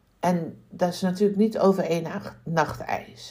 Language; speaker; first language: Dutch; native; Dutch